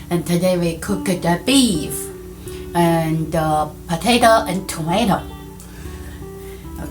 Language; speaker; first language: English; non-native, learner; Chinese